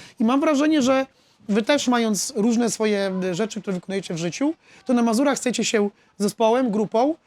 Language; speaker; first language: Polish; native; Polish